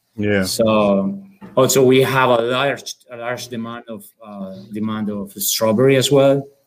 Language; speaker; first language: English; non-native, fluent; Spanish